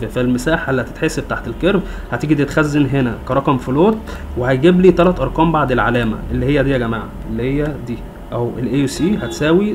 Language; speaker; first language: Arabic; native; Arabic